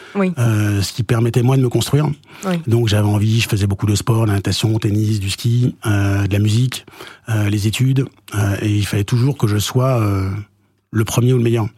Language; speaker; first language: French; native; French